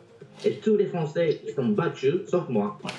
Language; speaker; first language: French; non-native, fluent; Japanese